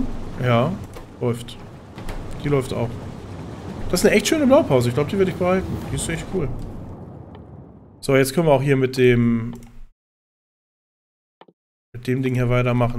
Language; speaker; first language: German; native; German